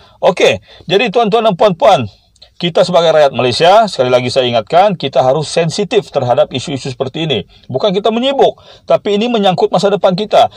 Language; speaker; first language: Malay; native; Malay